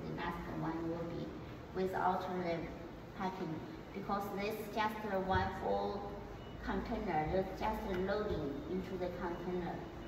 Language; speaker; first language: English; non-native, learner; Chinese